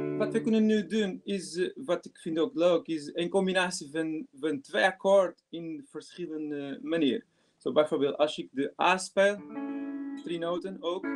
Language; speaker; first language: Dutch; non-native, learner; Portuguese